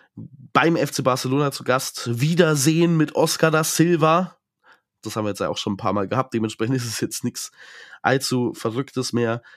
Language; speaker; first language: German; native; German